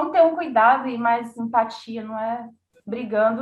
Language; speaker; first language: Portuguese; native; Portuguese